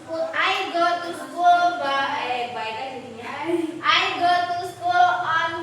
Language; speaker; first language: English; non-native, learner; Indonesian